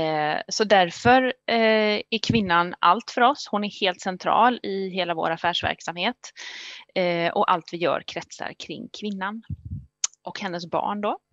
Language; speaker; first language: Swedish; native; Swedish